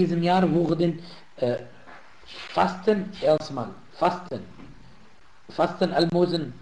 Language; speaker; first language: German; non-native, fluent; Arabic